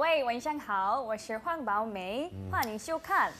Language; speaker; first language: Chinese; non-native, learner; Korean